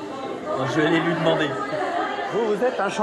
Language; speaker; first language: French; native; French